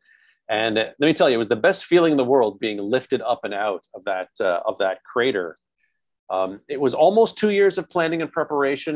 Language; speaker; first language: English; native; English